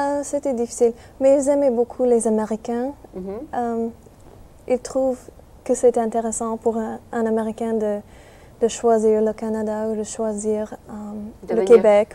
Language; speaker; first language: French; non-native, fluent; English